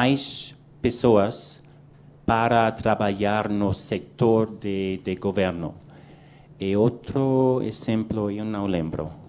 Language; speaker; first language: Portuguese; non-native, learner; English